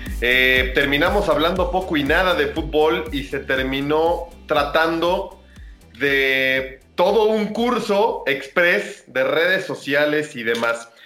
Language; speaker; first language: Spanish; native; Spanish